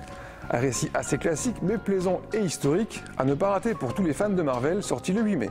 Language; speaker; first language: French; native; French